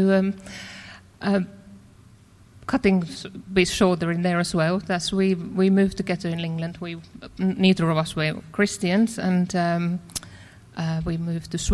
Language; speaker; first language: English; non-native, fluent; Finnish